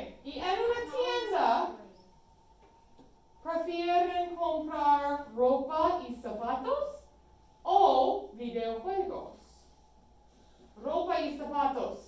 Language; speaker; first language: Spanish; non-native, fluent; English